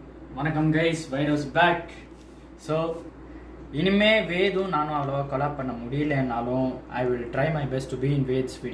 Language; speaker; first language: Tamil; early bilingual, heritage; Tamil